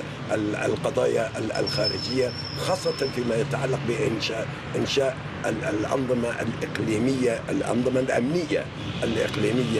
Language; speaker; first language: Arabic; non-native, fluent; Persian